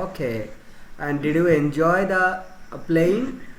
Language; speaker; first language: English; non-native, fluent; Bangla